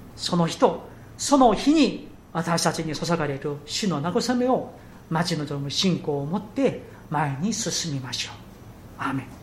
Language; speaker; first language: Japanese; non-native, fluent; Korean